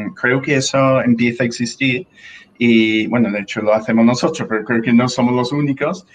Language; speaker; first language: Spanish; non-native, fluent; English